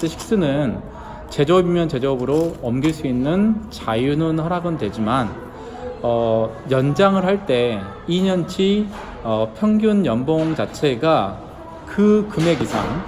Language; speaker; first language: Korean; native; Korean